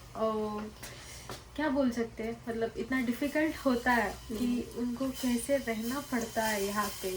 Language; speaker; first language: Hindi; non-native, local second language; Marathi